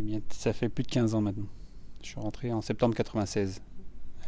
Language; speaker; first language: French; native; French